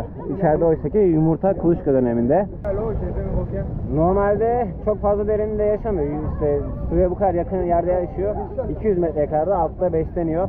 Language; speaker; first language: Turkish; native; Turkish